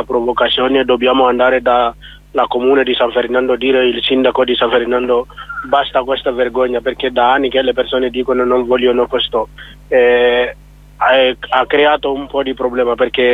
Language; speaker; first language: Italian; non-native, learner; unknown